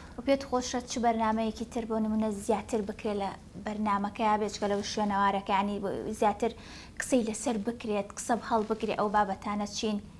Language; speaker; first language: Central Kurdish; native; Central Kurdish